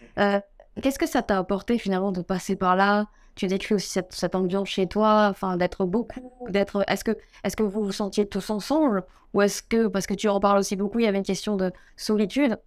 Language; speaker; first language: French; native; French